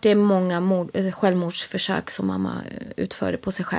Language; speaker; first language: Swedish; native; Swedish